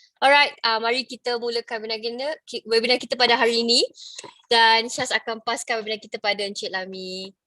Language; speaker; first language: Malay; native; Malay